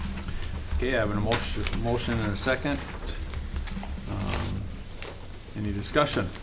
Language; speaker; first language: English; native; English